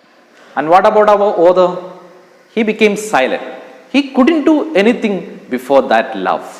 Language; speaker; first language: English; non-native, local second language; Malayalam